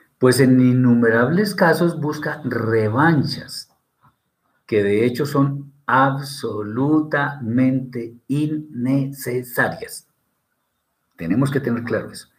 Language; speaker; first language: Spanish; native; Spanish